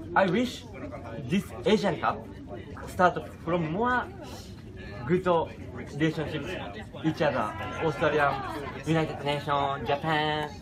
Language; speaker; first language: English; non-native, learner; Japanese